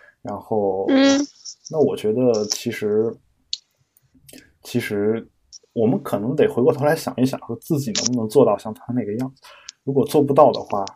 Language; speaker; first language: Chinese; native; Chinese